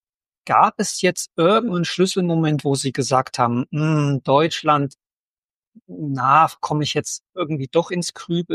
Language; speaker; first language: German; native; German